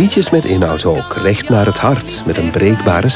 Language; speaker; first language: Dutch; native; Dutch